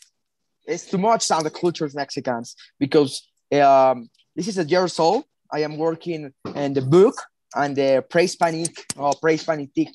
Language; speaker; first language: English; non-native, learner; Spanish